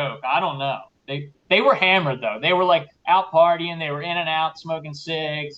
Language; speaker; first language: English; native; English